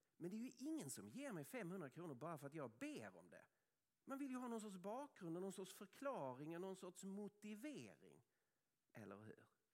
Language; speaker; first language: Swedish; native; Swedish